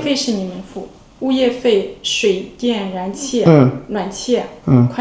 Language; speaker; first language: Chinese; native; Chinese